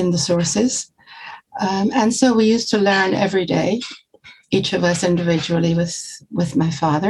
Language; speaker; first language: English; native; English